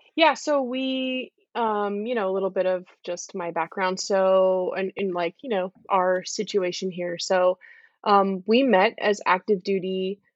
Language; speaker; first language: English; native; English